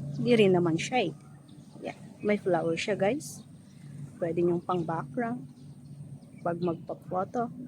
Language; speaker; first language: Filipino; native; Filipino